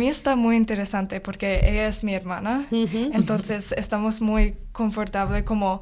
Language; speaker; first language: Spanish; non-native, learner; English